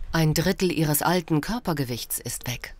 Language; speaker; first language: German; native; German